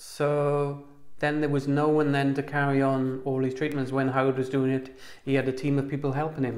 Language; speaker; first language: English; native; English